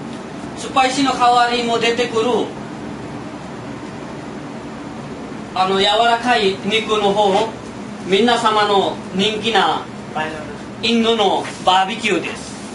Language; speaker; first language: Japanese; non-native, learner; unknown